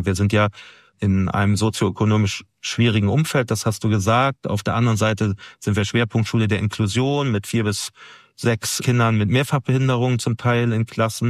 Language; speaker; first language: German; native; German